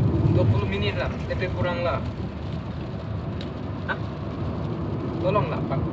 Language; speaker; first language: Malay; non-native, learner; Bangla